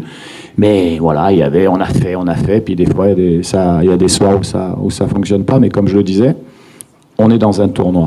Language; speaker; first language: French; native; French